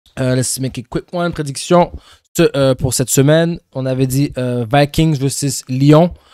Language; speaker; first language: French; native; French